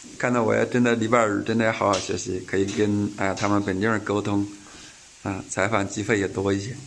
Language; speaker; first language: Chinese; native; Chinese